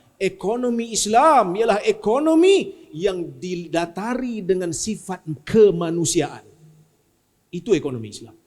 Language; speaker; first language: Malay; native; Malay